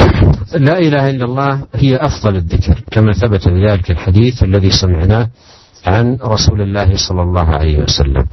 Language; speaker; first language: Arabic; native; Arabic